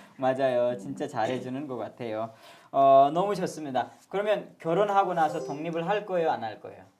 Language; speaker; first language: Korean; non-native, fluent; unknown